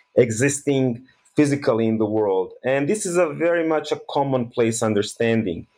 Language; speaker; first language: English; early bilingual, other home language; Bosnian